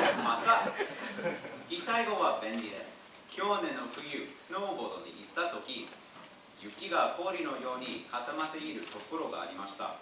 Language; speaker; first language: Japanese; non-native, learner; English